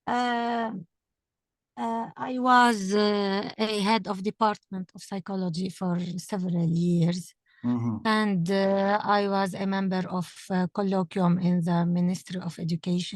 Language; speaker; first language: English; non-native, fluent; Arabic